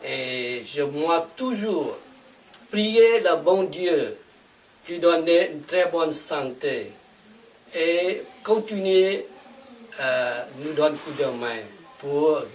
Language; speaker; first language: French; non-native, fluent; Vietnamese